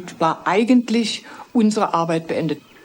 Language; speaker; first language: German; native; German